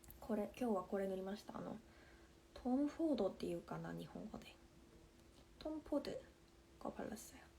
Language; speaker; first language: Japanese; non-native, fluent; Korean